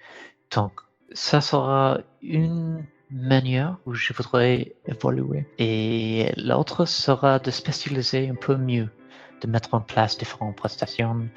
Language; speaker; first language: French; non-native, fluent; English